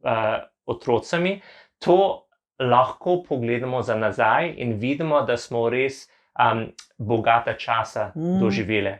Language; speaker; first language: Slovenian; non-native, learner; English